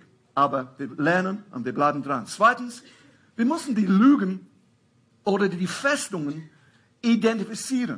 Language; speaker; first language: German; non-native, fluent; English